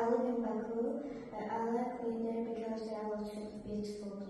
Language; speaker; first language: English; non-native, learner; Azerbaijani